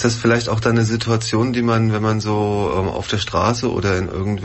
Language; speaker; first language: German; native; German